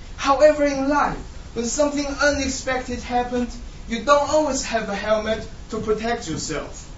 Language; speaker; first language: English; non-native, fluent; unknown